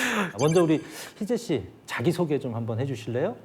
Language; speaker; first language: Korean; native; Korean